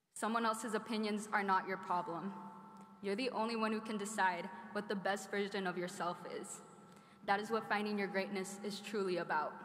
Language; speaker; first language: English; early bilingual, other home language; Spanish